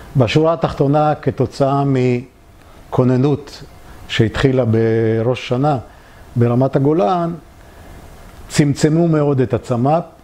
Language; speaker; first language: Hebrew; early bilingual, other home language; Polish